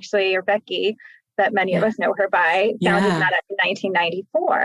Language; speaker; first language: English; native; English